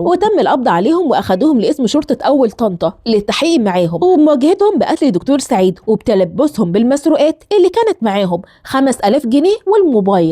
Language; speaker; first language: Arabic; native; Arabic